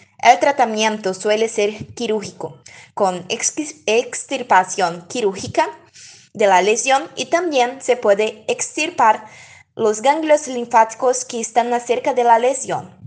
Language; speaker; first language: Spanish; non-native, learner; Portuguese